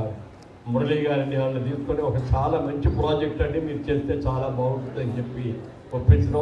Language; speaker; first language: Telugu; native; Telugu